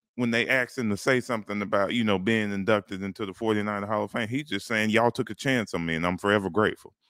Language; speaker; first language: English; native; English